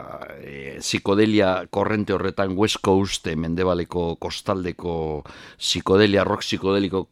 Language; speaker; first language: Basque; native; Basque